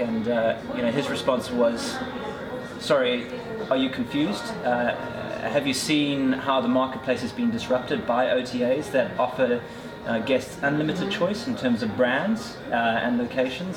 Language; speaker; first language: English; native; English